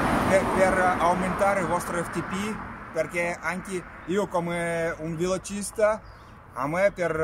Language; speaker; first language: Italian; non-native, fluent; Russian